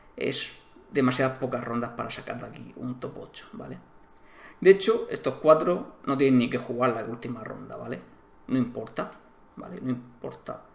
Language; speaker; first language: Spanish; native; Spanish